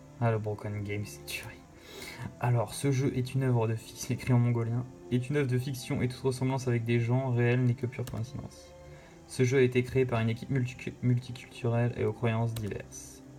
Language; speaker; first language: French; native; French